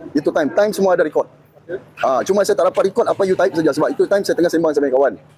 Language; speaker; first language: Malay; native; Malay